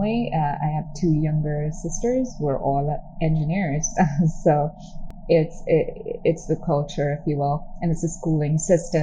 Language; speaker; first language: English; non-native, local second language; Tamil